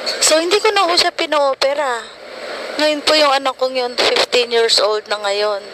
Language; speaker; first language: Filipino; native; Filipino